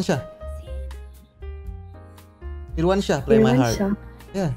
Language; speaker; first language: English; non-native, learner; Indonesian